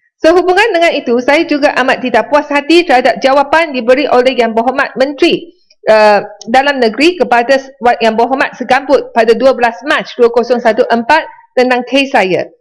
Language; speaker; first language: Malay; non-native, local second language; Chinese